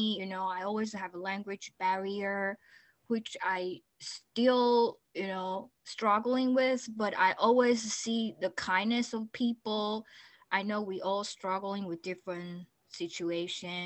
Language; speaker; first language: English; non-native, fluent; Chinese